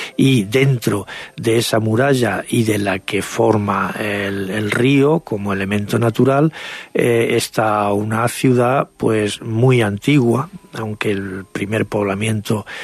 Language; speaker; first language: Spanish; native; Spanish